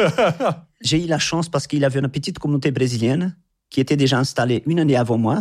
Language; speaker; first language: French; non-native, fluent; Portuguese